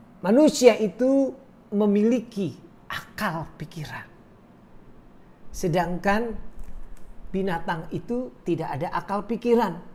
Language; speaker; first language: Indonesian; native; Indonesian